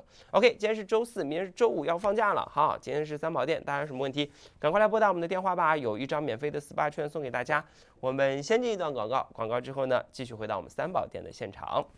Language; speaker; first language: Chinese; native; Chinese